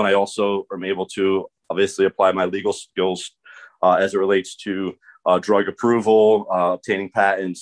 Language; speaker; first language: English; native; English